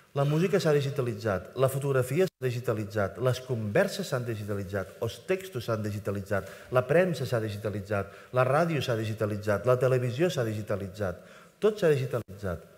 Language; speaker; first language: Catalan; native; Catalan